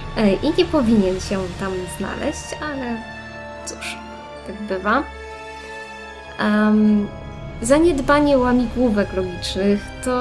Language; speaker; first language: Polish; native; Polish